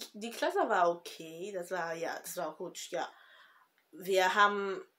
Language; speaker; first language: German; non-native, learner; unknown